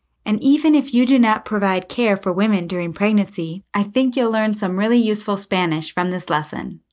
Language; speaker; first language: English; native; English